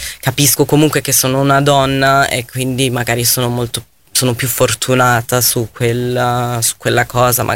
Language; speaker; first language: Italian; non-native, fluent; Arabic